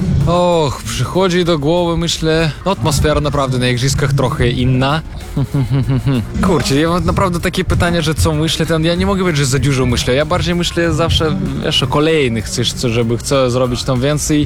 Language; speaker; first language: Polish; non-native, fluent; Russian